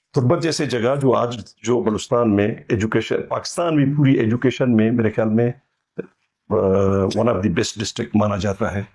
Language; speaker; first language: Urdu; non-native, local second language; Baluchi